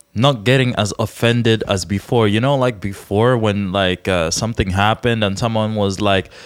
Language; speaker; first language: English; non-native, fluent; Czech